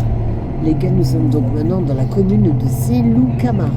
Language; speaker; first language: French; native; French